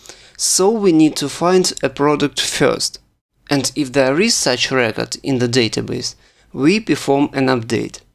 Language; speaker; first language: English; non-native, fluent; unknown